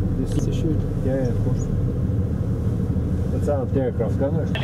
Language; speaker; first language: English; non-native, learner; Arabic